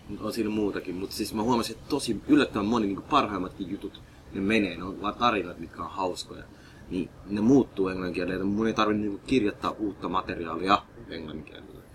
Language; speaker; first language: Finnish; early bilingual, other home language; Somali